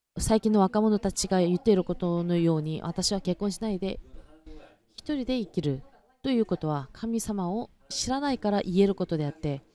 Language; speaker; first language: Japanese; non-native, fluent; Korean